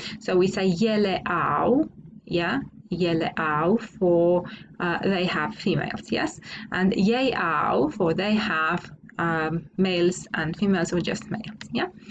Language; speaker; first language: English; non-native, fluent; Romanian